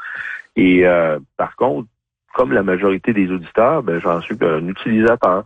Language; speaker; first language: French; native; French